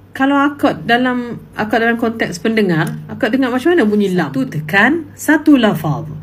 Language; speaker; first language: Malay; native; Malay